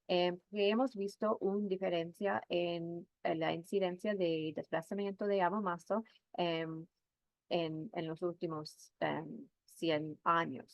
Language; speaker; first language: Spanish; non-native, fluent; English